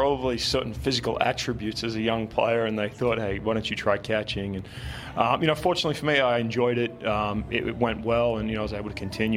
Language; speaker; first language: English; native; English